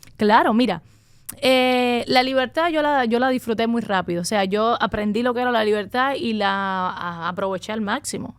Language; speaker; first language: Spanish; native; Spanish